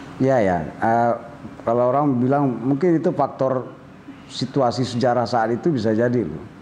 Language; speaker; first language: Indonesian; non-native, local second language; Minangkabau